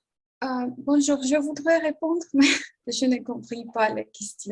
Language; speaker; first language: French; non-native, learner; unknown